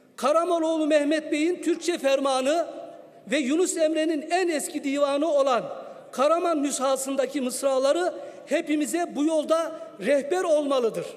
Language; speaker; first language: Turkish; native; Turkish